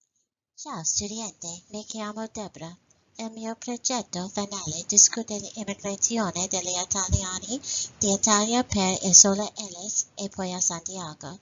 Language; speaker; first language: Italian; non-native, learner; English